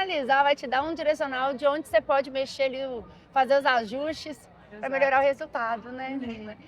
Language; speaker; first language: Portuguese; native; Portuguese